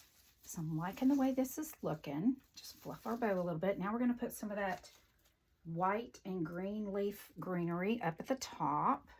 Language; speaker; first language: English; native; English